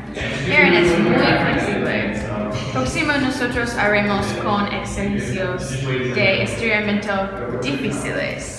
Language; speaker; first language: Spanish; non-native, learner; English